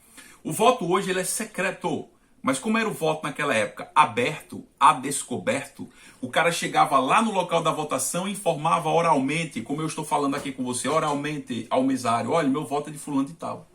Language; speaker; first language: Portuguese; native; Portuguese